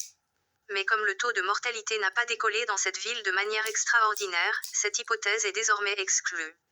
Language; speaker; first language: French; native; French